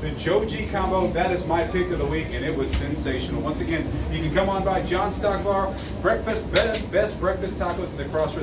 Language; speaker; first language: English; native; English